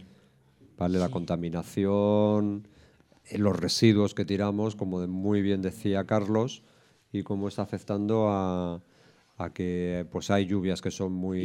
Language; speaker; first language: Spanish; native; Spanish